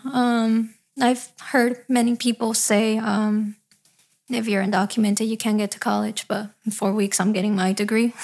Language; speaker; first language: English; early bilingual, other home language; Spanish